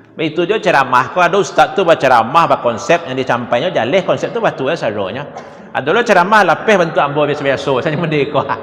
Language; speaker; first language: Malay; non-native, local second language; Minangkabau